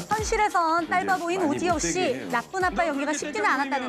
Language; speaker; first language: Korean; native; Korean